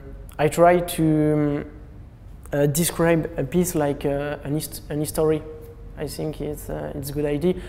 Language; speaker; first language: English; non-native, learner; French